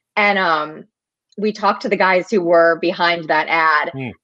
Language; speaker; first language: English; native; English